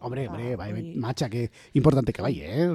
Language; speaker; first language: Basque; native; Basque